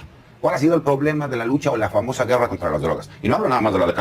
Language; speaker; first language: Spanish; native; Spanish